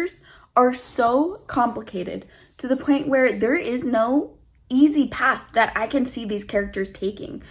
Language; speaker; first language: English; native; English